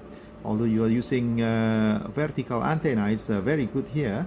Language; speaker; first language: English; non-native, learner; Indonesian